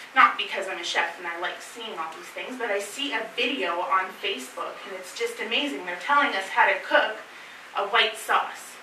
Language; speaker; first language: English; native; English